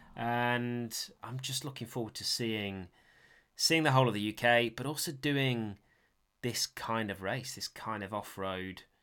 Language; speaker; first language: English; native; English